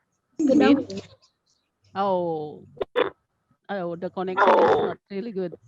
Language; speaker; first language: English; non-native, fluent; Indonesian